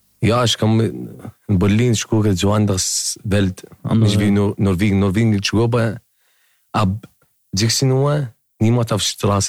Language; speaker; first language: German; non-native, learner; Arabic